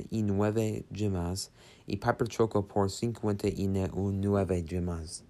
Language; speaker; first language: Spanish; non-native, learner; English